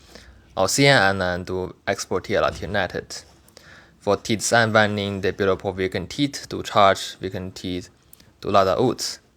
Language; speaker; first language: Swedish; non-native, learner; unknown